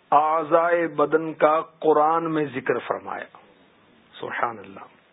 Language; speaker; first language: Urdu; native; Urdu